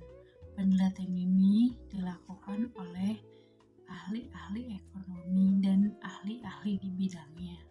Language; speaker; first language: Indonesian; native; Indonesian